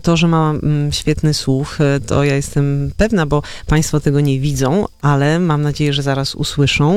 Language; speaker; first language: Polish; native; Polish